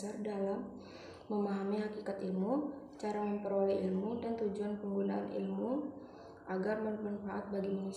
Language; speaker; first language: Indonesian; native; Indonesian